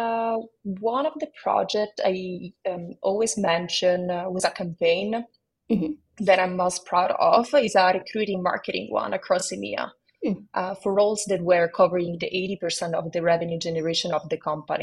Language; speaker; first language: English; non-native, fluent; Italian